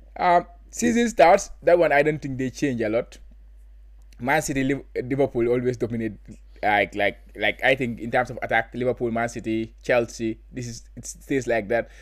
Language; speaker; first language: English; non-native, local second language; Wolof